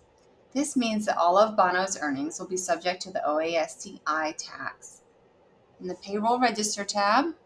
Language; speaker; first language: English; native; English